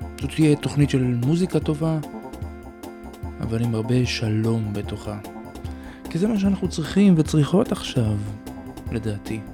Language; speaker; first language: Hebrew; native; Hebrew